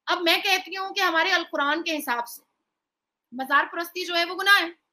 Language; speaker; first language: Hindi; native; Hindi